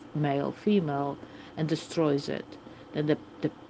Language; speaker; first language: English; non-native, fluent; Polish